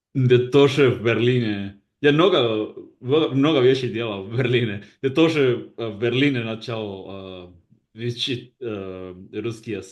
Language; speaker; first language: Russian; non-native, learner; Basque